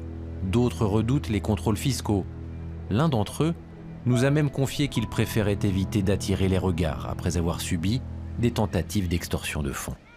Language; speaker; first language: French; native; French